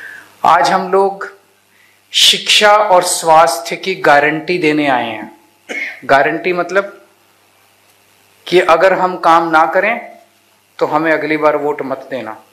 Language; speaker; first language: Hindi; native; Hindi